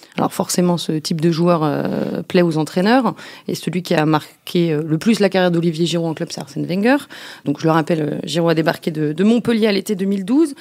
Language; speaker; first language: French; native; French